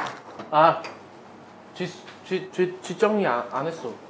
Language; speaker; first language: Korean; native; Korean